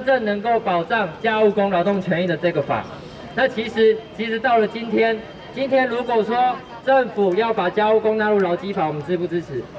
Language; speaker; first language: Chinese; native; Chinese